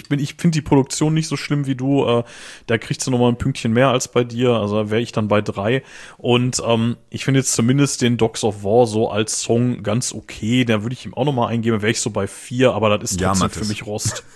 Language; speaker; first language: German; native; German